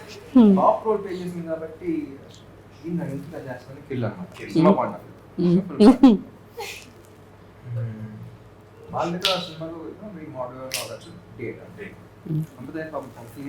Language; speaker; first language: Telugu; native; Telugu